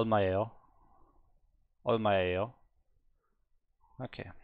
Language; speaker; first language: Korean; non-native, learner; German